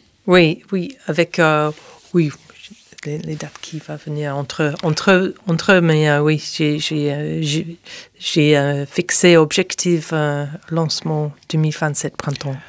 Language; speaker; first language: French; non-native, fluent; English